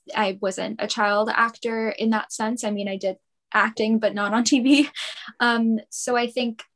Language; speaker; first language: English; native; English